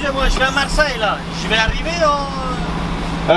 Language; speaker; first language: French; native; French